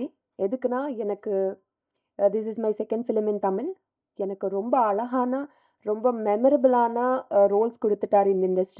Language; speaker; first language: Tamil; non-native, fluent; Telugu